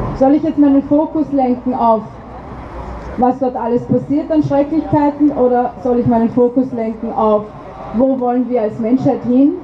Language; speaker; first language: German; early bilingual, other home language; Arabic